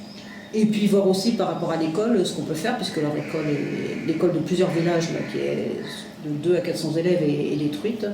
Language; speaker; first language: French; native; French